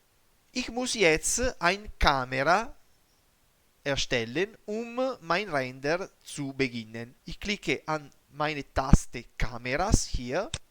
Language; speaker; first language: German; non-native, learner; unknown